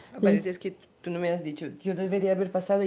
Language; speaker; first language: Spanish; non-native, fluent; Portuguese